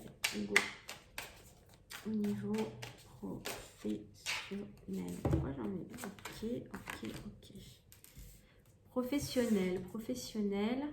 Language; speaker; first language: French; native; French